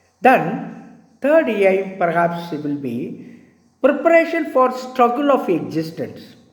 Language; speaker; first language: English; non-native, local second language; Tamil